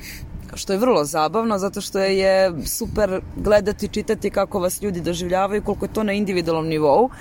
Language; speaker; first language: Serbian; native; Serbian